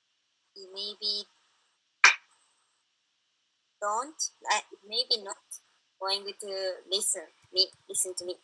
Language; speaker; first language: English; non-native, learner; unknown